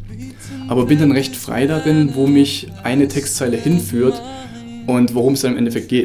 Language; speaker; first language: German; native; German